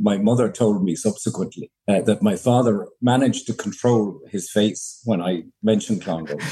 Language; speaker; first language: English; native; English